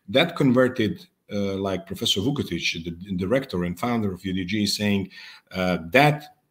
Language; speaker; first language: English; non-native, fluent; Serbian